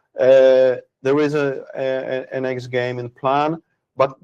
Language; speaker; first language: English; non-native, fluent; Polish